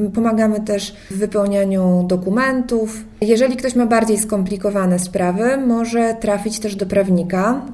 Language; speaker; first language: Polish; native; Polish